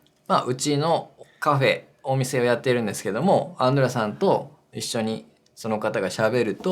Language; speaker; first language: Japanese; native; Japanese